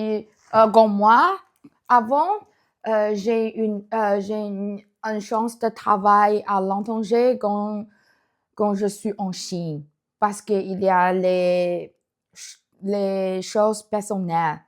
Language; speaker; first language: French; non-native, learner; Chinese